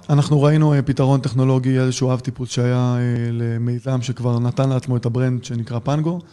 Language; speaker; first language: Hebrew; native; Hebrew